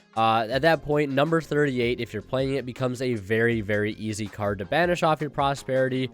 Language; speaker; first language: English; native; English